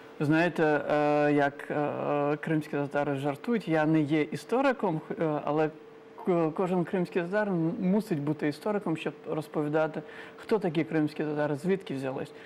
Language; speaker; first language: Ukrainian; non-native, local second language; Crimean Tatar